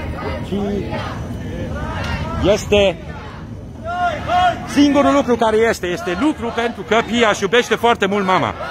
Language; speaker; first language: Romanian; native; Romanian